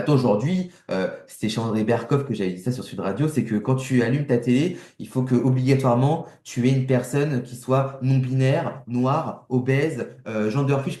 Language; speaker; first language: French; native; French